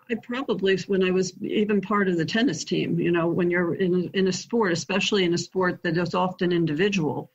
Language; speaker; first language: English; native; English